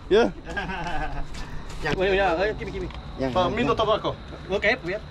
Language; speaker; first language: English; non-native, learner; Polish